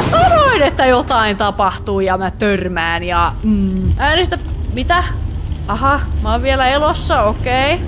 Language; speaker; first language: Finnish; native; Finnish